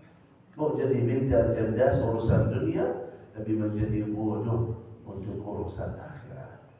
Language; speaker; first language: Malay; non-native, fluent; Arabic